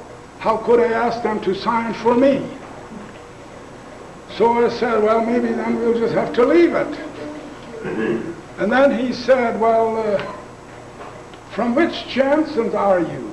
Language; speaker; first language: English; non-native, local second language; Plautdietsch